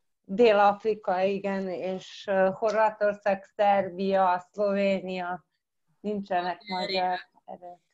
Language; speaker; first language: Hungarian; early bilingual, heritage; Croatian